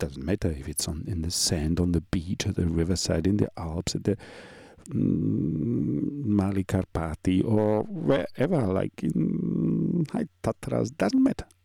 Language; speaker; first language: English; non-native, fluent; German